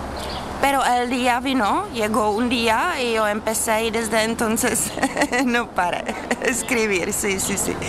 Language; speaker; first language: Spanish; non-native, fluent; Czech